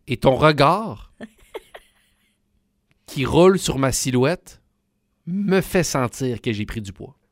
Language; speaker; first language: French; native; French